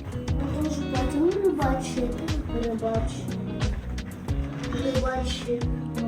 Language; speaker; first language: Russian; non-native, local second language; Azerbaijani